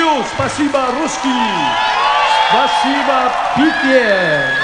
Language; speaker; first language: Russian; non-native, learner; English